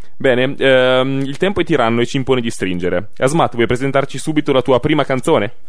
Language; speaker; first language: Italian; native; Italian